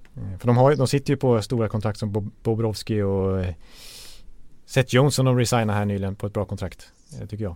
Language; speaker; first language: Swedish; native; Swedish